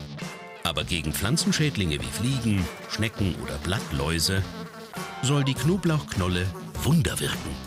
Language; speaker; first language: German; native; German